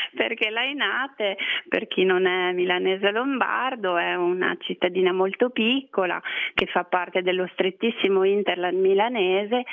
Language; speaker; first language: Italian; native; Italian